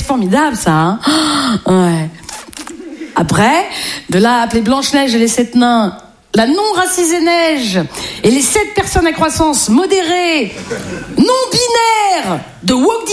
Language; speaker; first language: French; native; French